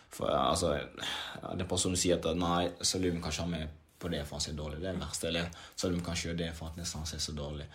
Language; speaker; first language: Norwegian; early bilingual, other home language; Swahili